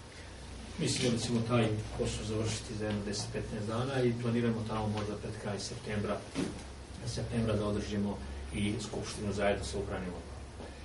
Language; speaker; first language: Serbian; native; Serbian